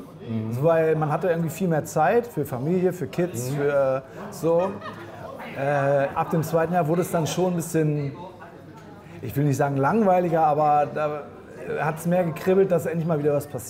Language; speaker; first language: German; native; German